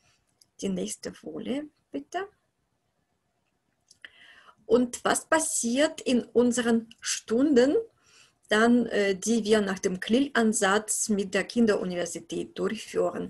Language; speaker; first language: German; non-native, fluent; Russian